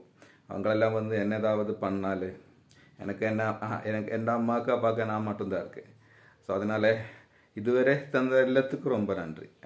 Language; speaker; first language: Tamil; non-native, learner; Malayalam